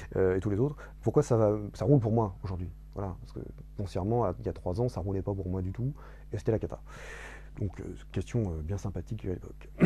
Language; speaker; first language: French; native; French